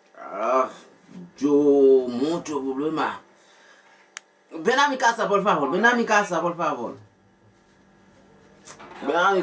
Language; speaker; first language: Spanish; non-native, learner; Haitian Creole